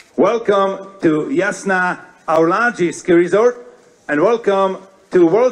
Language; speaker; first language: English; non-native, fluent; Slovak